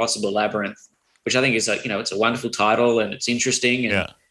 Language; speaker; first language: English; native; English